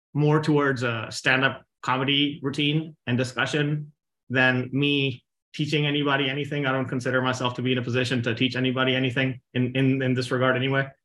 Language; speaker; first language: English; non-native, local second language; Punjabi